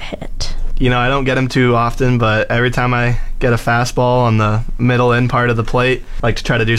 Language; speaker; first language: English; native; English